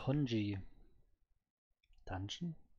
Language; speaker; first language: Korean; non-native, learner; German